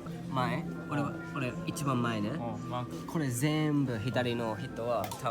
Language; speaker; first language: Japanese; non-native, learner; English